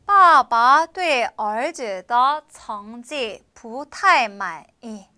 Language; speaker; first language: Chinese; non-native, fluent; Korean